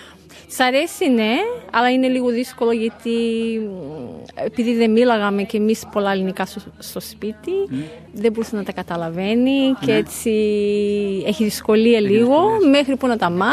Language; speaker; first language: Greek; early bilingual, heritage; English